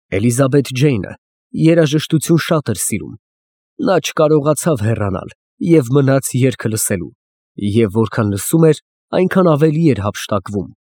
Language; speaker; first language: Armenian; native; Armenian